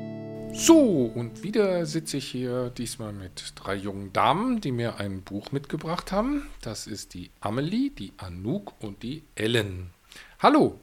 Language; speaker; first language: German; native; German